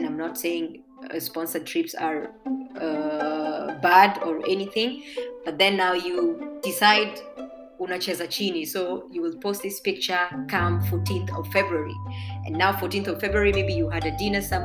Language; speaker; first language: English; non-native, local second language; Embu